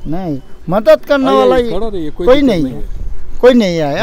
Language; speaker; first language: Hindi; non-native, local second language; Bangla